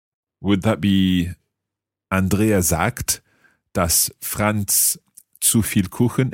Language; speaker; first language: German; non-native, learner; English